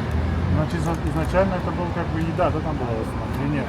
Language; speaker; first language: Russian; native; Russian